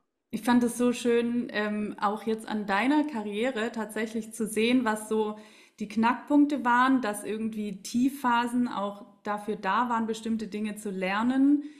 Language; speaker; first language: German; native; German